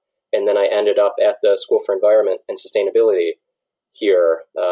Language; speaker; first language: English; native; English